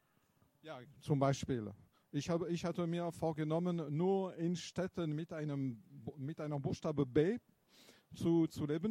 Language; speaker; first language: German; non-native, fluent; French